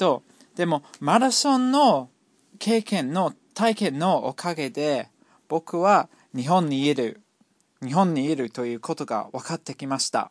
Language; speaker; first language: Japanese; non-native, fluent; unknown